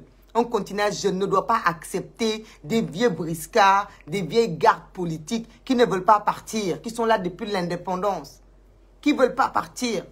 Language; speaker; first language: French; non-native, local second language; Wolof